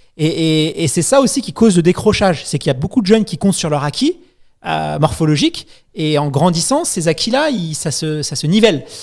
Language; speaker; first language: French; native; French